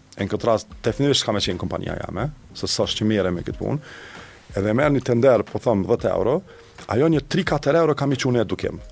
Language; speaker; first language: Albanian; native; Albanian